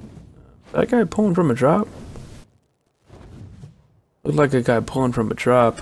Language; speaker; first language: English; native; English